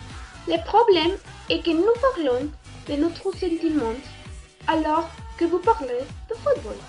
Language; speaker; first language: French; non-native, learner; Spanish